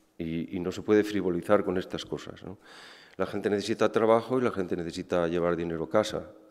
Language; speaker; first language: Spanish; native; Spanish